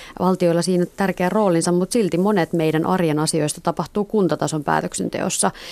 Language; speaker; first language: Finnish; native; Finnish